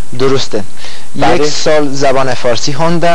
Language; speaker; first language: Persian; non-native, fluent; Romanian